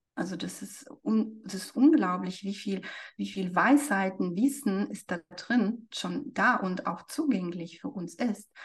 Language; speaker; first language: German; non-native, fluent; Russian